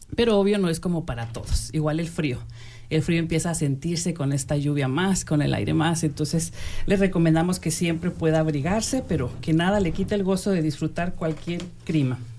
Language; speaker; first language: Spanish; native; Spanish